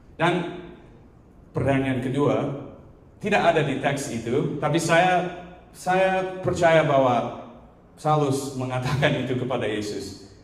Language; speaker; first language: Indonesian; non-native, fluent; English